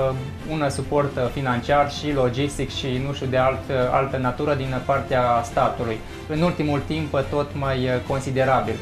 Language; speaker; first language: Romanian; native; Romanian